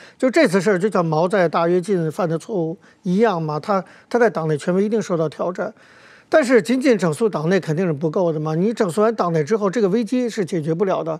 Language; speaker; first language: Chinese; native; Chinese